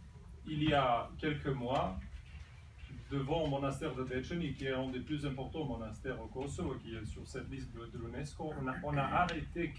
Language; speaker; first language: French; non-native, fluent; Serbian